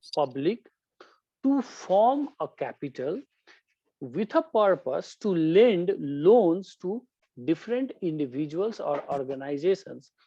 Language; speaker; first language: English; non-native, local second language; Nepali